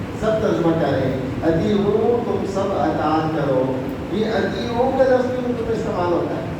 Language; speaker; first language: Urdu; native; Urdu